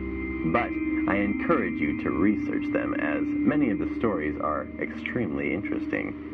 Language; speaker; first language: English; native; English